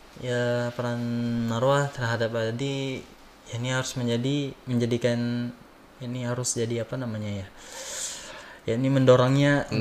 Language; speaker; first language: Indonesian; native; Indonesian